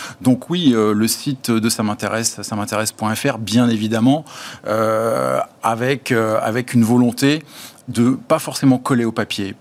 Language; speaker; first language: French; native; French